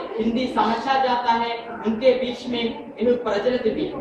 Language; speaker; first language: Hindi; non-native, local second language; Malayalam